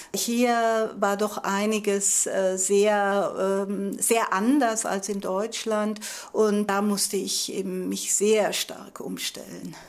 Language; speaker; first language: German; native; German